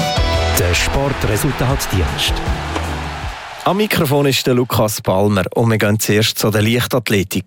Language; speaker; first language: German; native; German